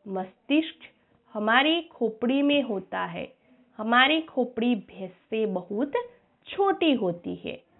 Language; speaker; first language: Hindi; non-native, local second language; Gujarati